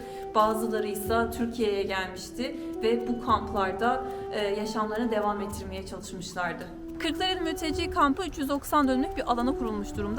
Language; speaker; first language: Turkish; native; Turkish